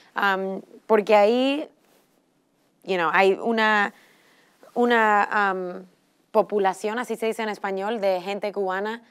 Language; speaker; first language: Spanish; early bilingual, heritage; Spanish